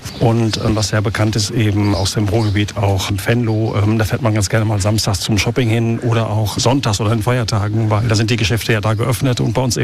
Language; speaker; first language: German; native; German